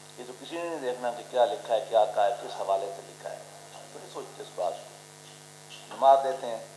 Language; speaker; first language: Urdu; non-native, local second language; Punjabi